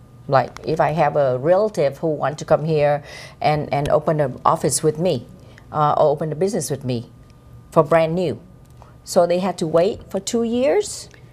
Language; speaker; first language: English; non-native, fluent; Vietnamese